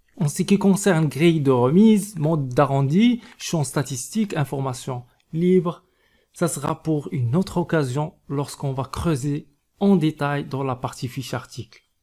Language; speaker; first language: French; non-native, local second language; Arabic